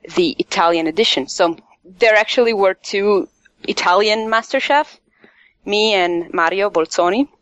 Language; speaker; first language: English; non-native, fluent; Italian